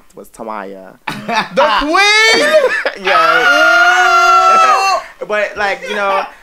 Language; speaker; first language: English; native; English